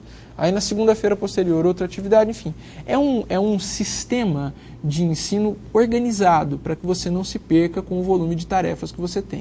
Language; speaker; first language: Portuguese; native; Portuguese